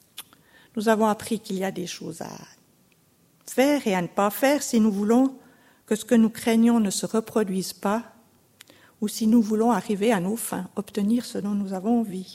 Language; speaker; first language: French; native; French